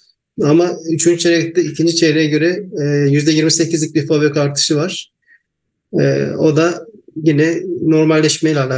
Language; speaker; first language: Turkish; native; Turkish